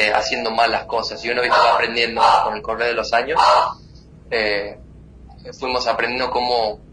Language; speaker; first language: Spanish; native; Spanish